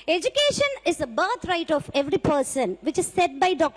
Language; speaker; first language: English; non-native, local second language; Tamil